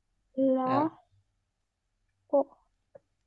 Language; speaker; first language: French; non-native, learner; Russian